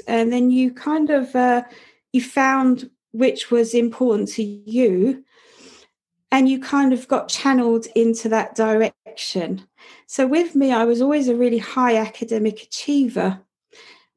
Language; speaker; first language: English; native; English